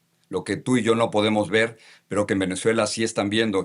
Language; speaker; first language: Spanish; native; Spanish